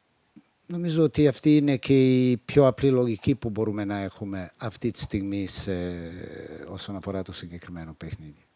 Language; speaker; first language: Greek; non-native, fluent; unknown